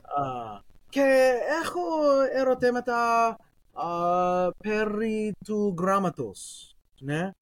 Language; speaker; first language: Greek; non-native, learner; English